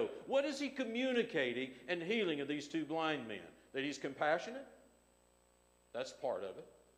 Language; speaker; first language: English; native; English